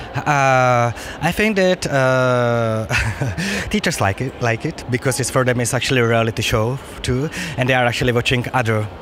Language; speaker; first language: English; non-native, fluent; Czech